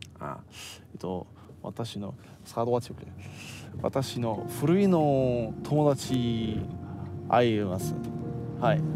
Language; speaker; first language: Japanese; non-native, learner; French